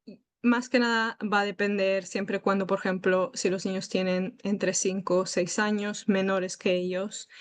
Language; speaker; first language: Spanish; native; Spanish